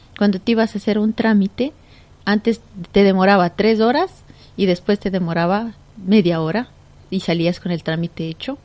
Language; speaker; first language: Spanish; native; Spanish